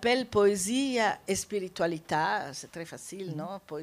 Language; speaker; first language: French; non-native, fluent; Italian